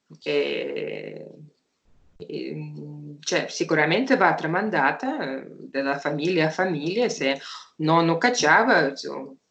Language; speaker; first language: Italian; non-native, fluent; Russian